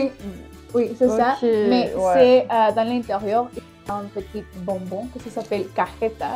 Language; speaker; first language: French; non-native, learner; Spanish